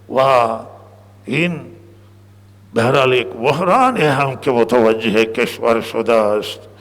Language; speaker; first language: Persian; non-native, local second language; Baluchi